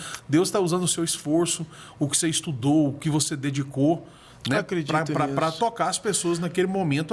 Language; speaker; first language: Portuguese; native; Portuguese